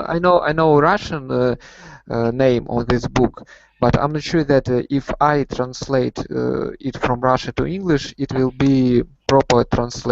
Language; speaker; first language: English; non-native, learner; Russian